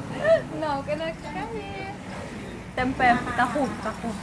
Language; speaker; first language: Indonesian; non-native, learner; Russian